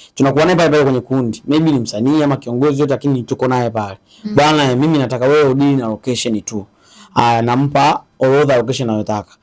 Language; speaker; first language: Swahili; native; Swahili